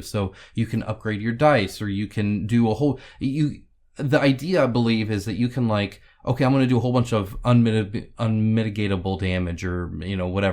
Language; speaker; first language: English; native; English